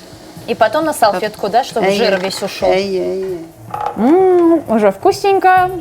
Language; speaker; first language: Russian; native; Russian